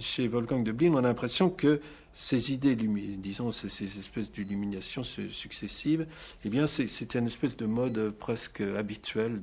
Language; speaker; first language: French; native; French